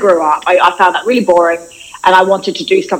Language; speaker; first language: English; native; English